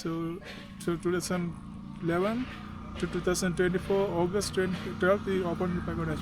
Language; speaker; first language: English; non-native, local second language; Sinhala